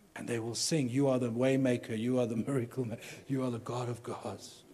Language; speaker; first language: English; native; English